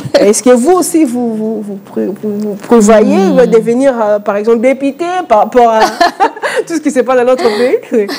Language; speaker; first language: French; non-native, local second language; Lingala